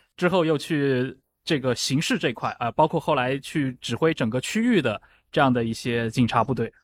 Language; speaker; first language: Chinese; native; Chinese